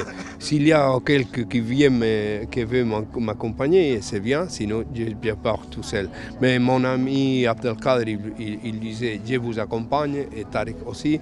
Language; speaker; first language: French; non-native, fluent; Spanish